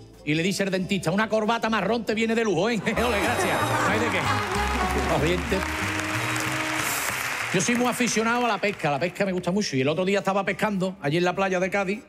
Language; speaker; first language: Spanish; native; Spanish